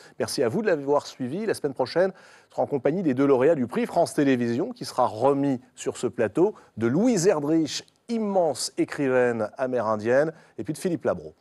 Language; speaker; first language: French; native; French